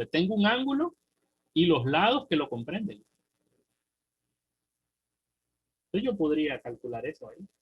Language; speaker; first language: Spanish; native; Spanish